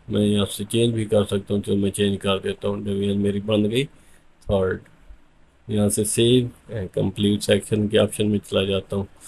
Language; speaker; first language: Urdu; non-native, local second language; Punjabi